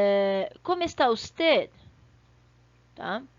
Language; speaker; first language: Spanish; non-native, fluent; Portuguese